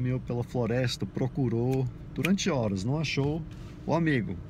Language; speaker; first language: Portuguese; non-native, fluent; English